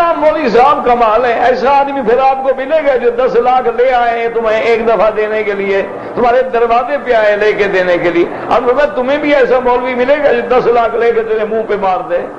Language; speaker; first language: Urdu; early bilingual, heritage; Urdu